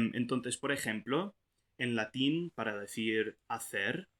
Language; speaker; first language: Spanish; non-native, fluent; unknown